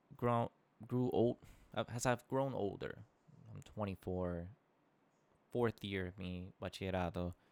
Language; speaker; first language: English; non-native, local second language; Spanish